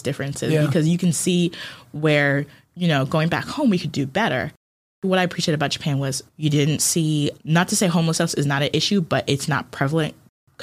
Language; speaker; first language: English; early bilingual, other home language; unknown